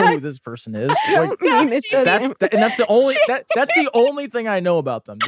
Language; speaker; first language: English; native; English